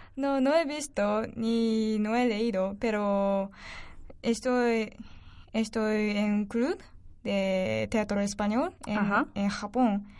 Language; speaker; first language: Spanish; non-native, learner; Japanese